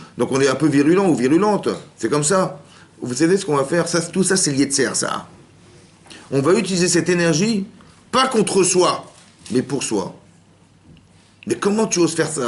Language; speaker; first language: French; native; French